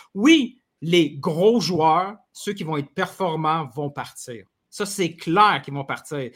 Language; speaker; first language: French; native; French